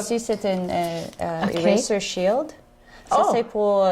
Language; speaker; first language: French; non-native, learner; English